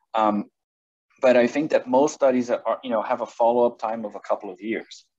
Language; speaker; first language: English; non-native, fluent; Portuguese